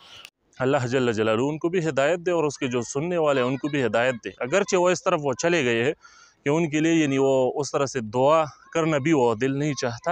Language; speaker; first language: Urdu; native; Urdu